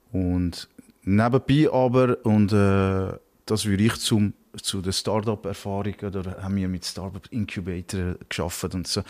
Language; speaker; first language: German; early bilingual, other home language; Turkish